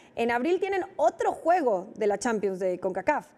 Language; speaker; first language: Spanish; native; Spanish